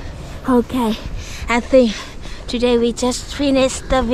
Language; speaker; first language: English; non-native, learner; Vietnamese